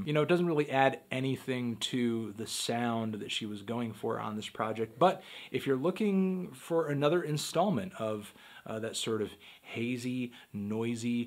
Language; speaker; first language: English; native; English